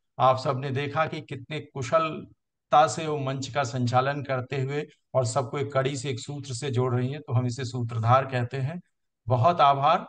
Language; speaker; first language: Hindi; native; Hindi